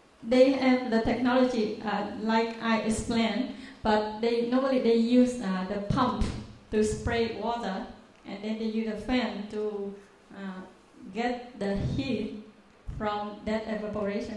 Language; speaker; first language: English; non-native, learner; Vietnamese